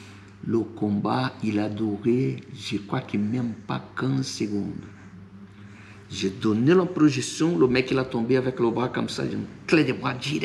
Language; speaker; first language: French; non-native, fluent; Portuguese